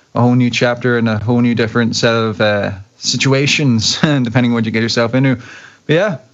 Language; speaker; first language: English; native; English